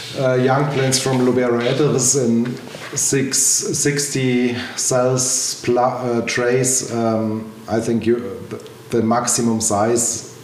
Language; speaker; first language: English; non-native, learner; German